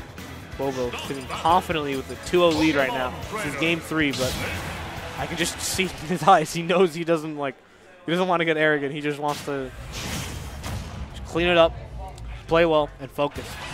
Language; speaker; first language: English; native; English